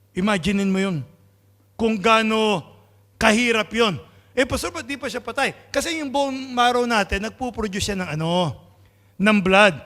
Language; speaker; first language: Filipino; non-native, local second language; Pampanga